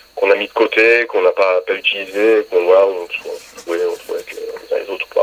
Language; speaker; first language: French; native; French